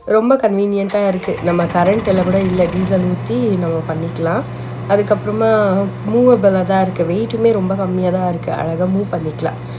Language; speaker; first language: Tamil; non-native, local second language; Telugu